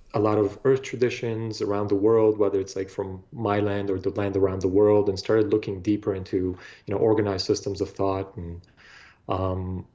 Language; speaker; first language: English; non-native, fluent; Bulgarian